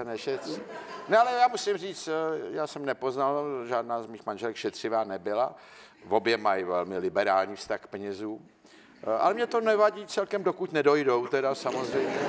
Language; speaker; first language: Czech; native; Czech